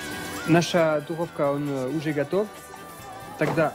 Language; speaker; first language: Russian; non-native, learner; French